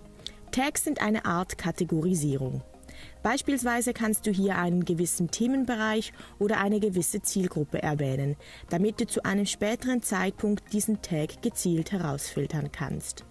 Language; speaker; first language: German; native; German